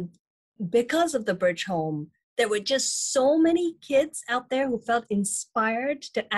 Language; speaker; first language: English; non-native, local second language; Tamil